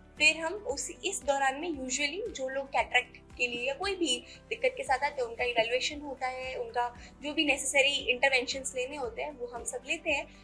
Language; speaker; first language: Hindi; non-native, local second language; Gujarati